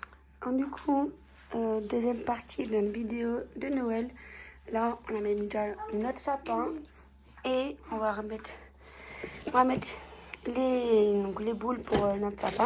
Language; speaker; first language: French; native; French